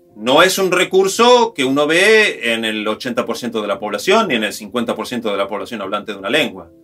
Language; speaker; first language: Spanish; native; Spanish